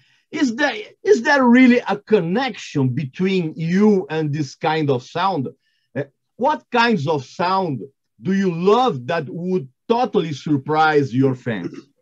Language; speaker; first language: English; non-native, fluent; Portuguese